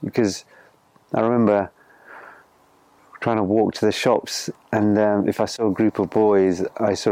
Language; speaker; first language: English; native; English